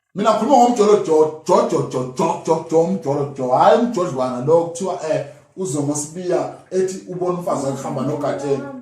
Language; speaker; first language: Zulu; native; Zulu